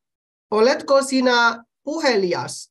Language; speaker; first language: Finnish; non-native, fluent; Burmese